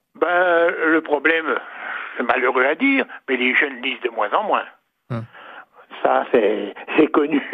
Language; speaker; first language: French; native; French